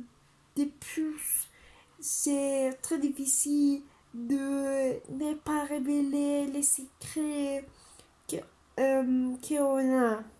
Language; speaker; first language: French; non-native, learner; Spanish